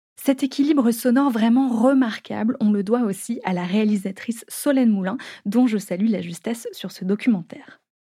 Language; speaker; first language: French; native; French